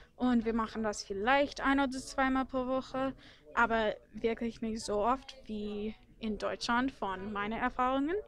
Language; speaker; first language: German; non-native, fluent; English